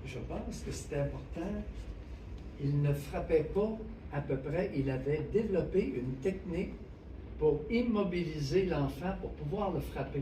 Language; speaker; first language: French; native; French